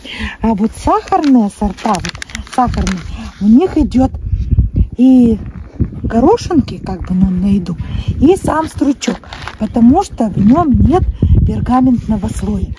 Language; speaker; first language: Russian; native; Russian